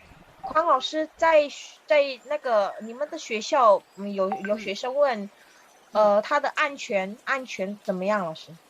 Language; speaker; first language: Chinese; non-native, fluent; Indonesian